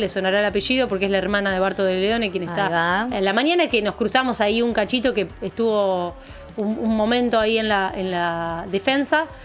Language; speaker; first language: Spanish; native; Spanish